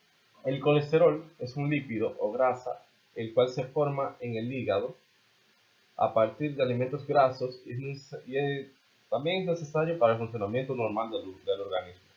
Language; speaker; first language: Spanish; native; Spanish